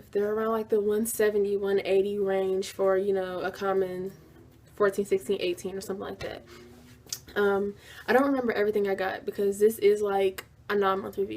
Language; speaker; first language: English; native; English